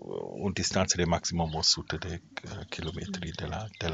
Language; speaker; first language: Romanian; non-native, learner; German